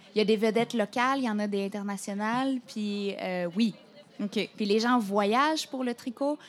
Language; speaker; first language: French; native; French